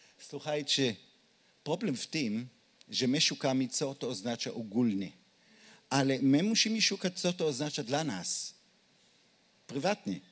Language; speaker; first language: Polish; non-native, learner; Hebrew